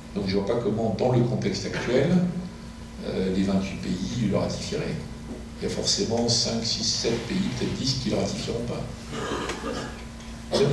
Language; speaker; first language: French; native; French